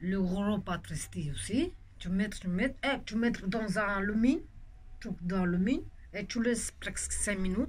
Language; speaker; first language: French; non-native, local second language; Romanian